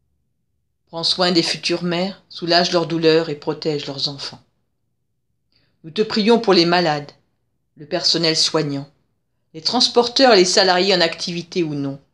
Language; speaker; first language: French; native; French